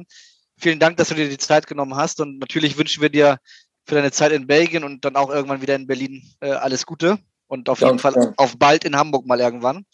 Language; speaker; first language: German; native; German